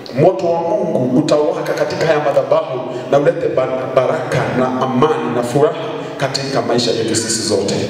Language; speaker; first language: Swahili; non-native, local second language; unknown